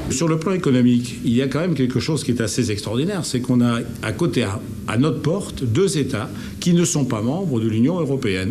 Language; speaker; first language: French; native; French